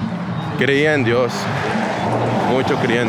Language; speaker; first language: Spanish; native; Spanish